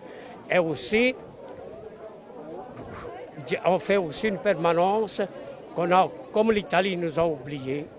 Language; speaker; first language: French; non-native, fluent; Italian